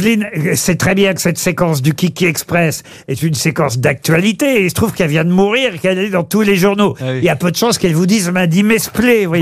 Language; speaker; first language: French; native; French